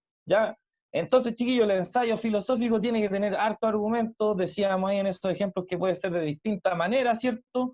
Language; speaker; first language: Spanish; native; Spanish